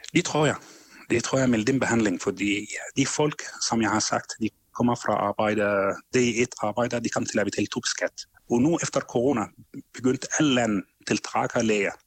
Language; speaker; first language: Danish; non-native, fluent; Arabic